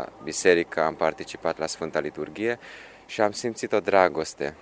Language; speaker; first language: Romanian; early bilingual, heritage; Romanian